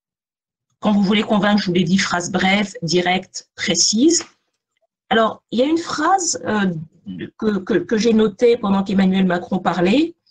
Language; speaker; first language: French; native; French